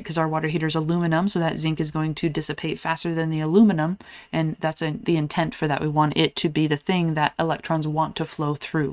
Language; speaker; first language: English; native; English